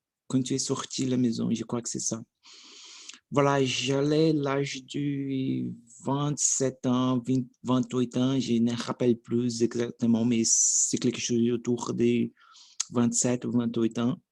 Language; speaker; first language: French; non-native, learner; Portuguese